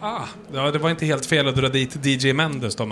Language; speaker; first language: Swedish; native; Swedish